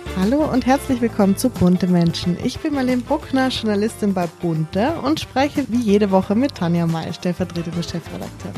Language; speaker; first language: German; native; German